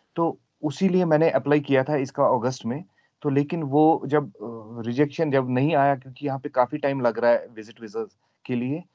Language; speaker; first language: Hindi; native; Hindi